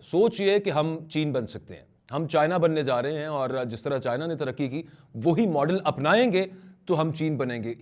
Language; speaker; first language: Urdu; non-native, local second language; Punjabi